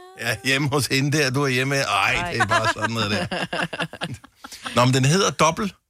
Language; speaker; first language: Danish; native; Danish